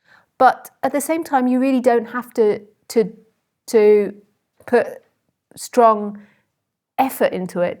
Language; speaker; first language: English; native; English